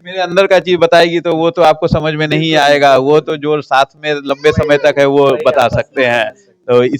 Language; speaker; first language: Hindi; native; Hindi